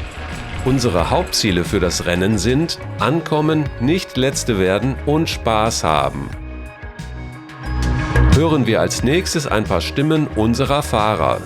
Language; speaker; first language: German; native; German